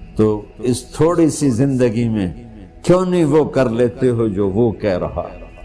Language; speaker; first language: Urdu; non-native, local second language; Punjabi